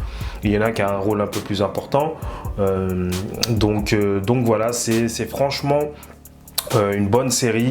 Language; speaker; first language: French; native; French